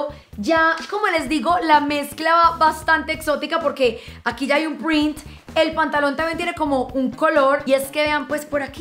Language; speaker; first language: Spanish; native; Spanish